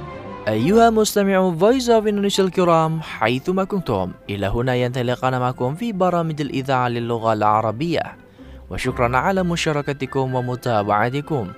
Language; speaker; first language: Arabic; non-native, fluent; Indonesian